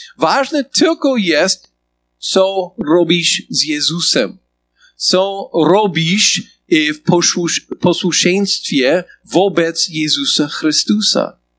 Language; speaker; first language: Polish; non-native, fluent; English